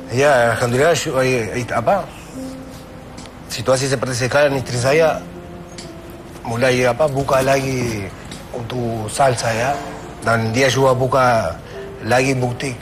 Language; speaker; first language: Indonesian; non-native, fluent; Spanish